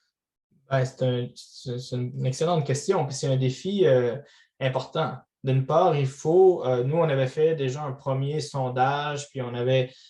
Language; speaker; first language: French; native; French